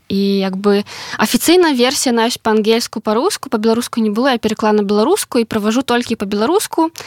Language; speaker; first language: Belarusian; non-native, local second language; Russian